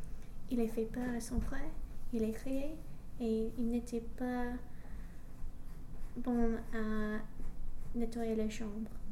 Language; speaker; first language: French; non-native, learner; English